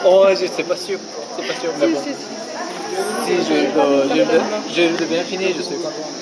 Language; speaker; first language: French; non-native, fluent; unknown